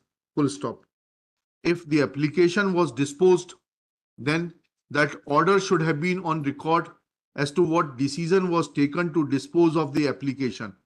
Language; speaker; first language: English; non-native, local second language; Hindi